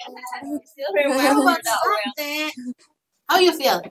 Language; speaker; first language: English; non-native, learner; Indonesian